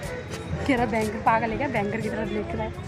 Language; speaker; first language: Hindi; native; Hindi